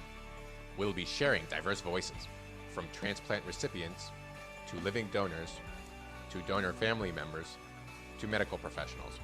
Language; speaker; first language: English; native; English